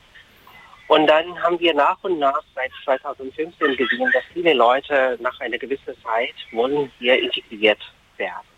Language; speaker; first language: German; non-native, fluent; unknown